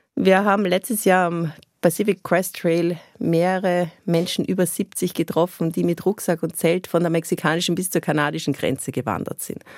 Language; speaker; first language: German; native; German